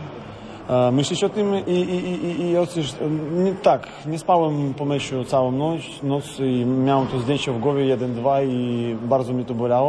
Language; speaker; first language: Polish; non-native, fluent; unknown